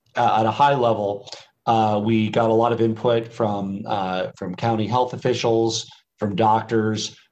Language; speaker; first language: English; native; English